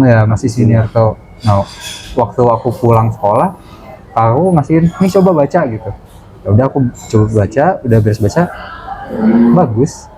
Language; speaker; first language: Indonesian; native; Indonesian